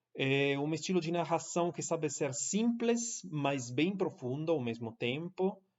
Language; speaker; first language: Portuguese; non-native, fluent; Italian